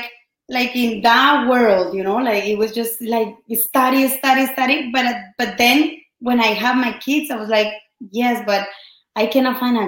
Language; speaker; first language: English; non-native, fluent; Spanish